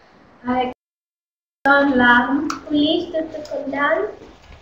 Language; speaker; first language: French; non-native, learner; Greek